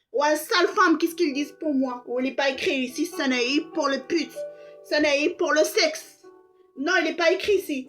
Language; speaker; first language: French; non-native, local second language; Arabic